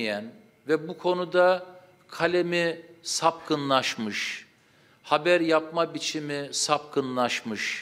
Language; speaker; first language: Turkish; native; Turkish